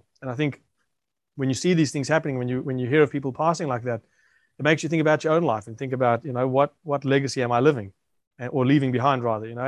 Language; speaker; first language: English; native; English